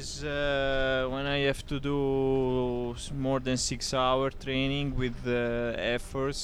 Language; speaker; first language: English; non-native, learner; Italian